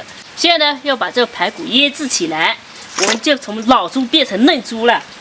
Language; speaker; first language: Chinese; native; Chinese